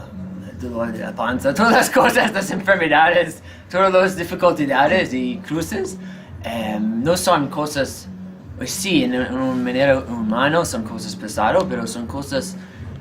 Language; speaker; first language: Spanish; non-native, fluent; English